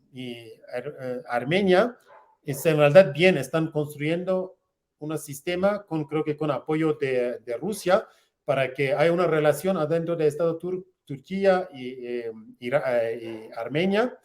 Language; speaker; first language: Spanish; non-native, learner; Kurdish